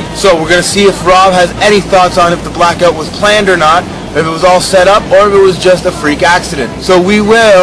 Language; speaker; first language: English; native; English